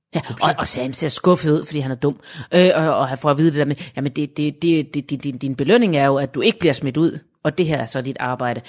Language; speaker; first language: Danish; native; Danish